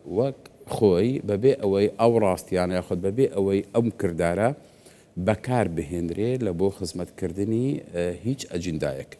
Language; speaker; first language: Central Kurdish; non-native, local second language; Assyrian Neo-Aramaic